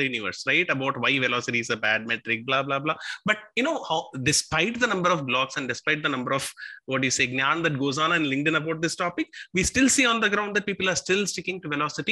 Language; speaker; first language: English; non-native, local second language; Tamil